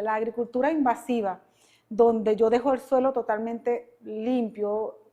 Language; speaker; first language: Spanish; native; Spanish